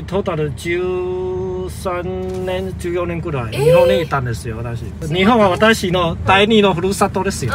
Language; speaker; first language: Japanese; non-native, fluent; Chinese